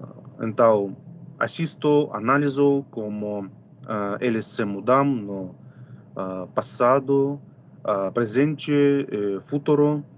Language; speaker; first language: Portuguese; non-native, fluent; Russian